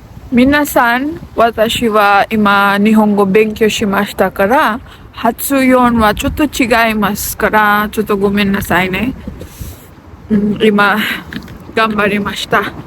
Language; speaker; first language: Japanese; non-native, learner; Nepali